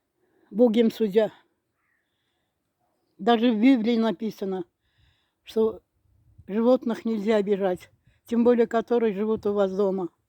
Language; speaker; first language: Russian; non-native, fluent; Azerbaijani